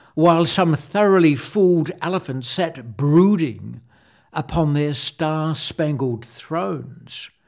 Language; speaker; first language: English; native; English